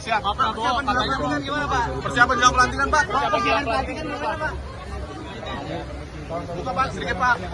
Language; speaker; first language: Indonesian; native; Indonesian